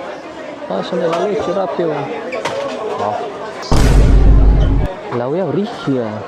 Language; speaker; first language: Spanish; non-native, fluent; Indonesian